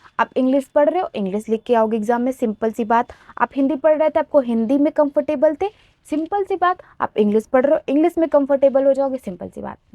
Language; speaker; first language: Hindi; native; Hindi